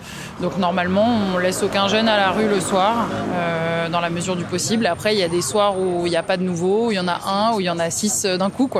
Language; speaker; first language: French; native; French